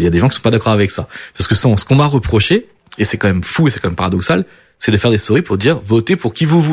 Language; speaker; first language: French; early bilingual, other home language; Portuguese